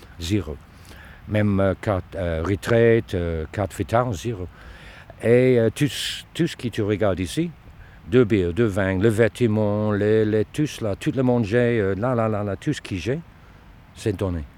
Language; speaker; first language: French; non-native, learner; Dutch